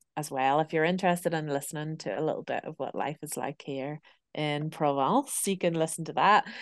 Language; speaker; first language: English; native; English